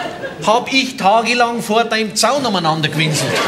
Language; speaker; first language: German; native; German